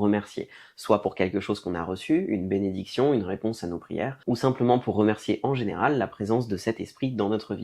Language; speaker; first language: French; native; French